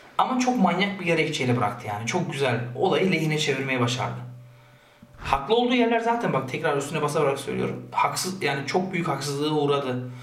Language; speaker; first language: Turkish; early bilingual, heritage; Turkish